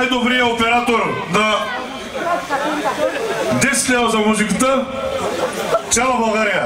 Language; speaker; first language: Bulgarian; non-native, local second language; Turkish